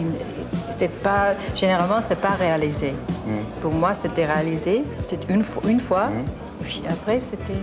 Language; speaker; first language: French; non-native, learner; English